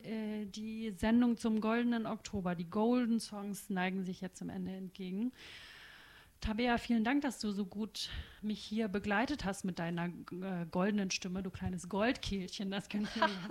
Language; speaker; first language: German; native; German